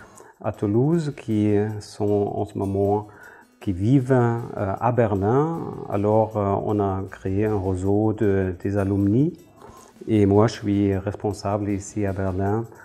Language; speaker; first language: French; non-native, fluent; German